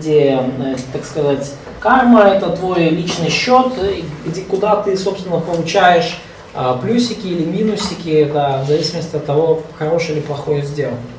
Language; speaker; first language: Russian; native; Russian